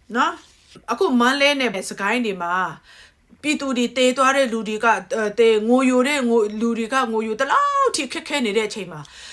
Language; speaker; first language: Burmese; native; Burmese